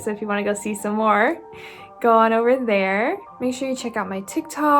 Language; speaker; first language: English; native; English